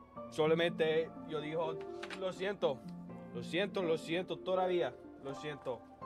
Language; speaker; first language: Spanish; non-native, learner; English